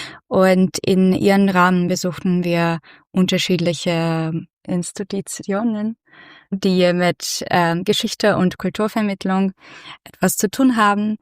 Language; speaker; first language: German; non-native, fluent; Russian